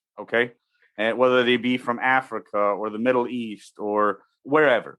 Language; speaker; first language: English; native; English